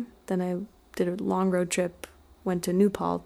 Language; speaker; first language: English; native; English